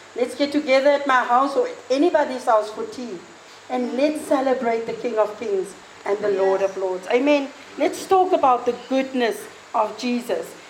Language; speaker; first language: English; non-native, local second language; Afrikaans